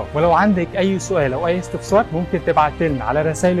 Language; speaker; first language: Arabic; native; Arabic